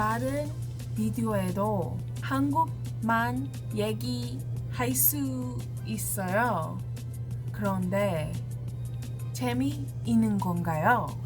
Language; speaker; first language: Korean; non-native, learner; English